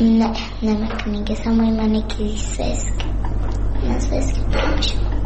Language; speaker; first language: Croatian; early bilingual, other home language; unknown